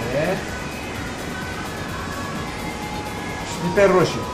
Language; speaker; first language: Romanian; non-native, learner; Turkish